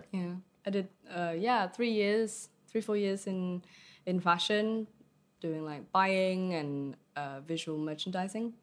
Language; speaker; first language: English; early bilingual, other home language; Vietnamese